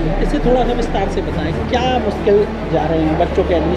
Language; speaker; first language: Hindi; native; Hindi